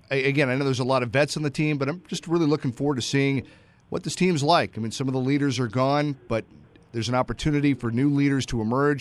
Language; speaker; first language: English; native; English